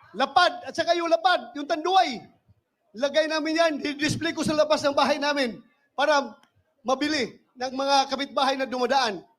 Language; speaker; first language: Filipino; non-native, local second language; Cebuano